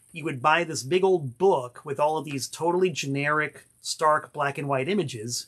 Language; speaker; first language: English; native; English